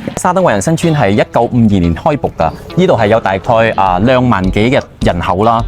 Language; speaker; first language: Cantonese; non-native, local second language; Hakka Chinese